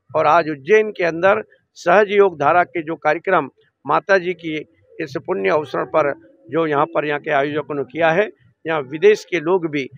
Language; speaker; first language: Hindi; native; Hindi